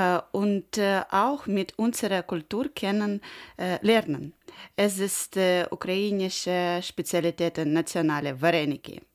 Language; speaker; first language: German; non-native, learner; Ukrainian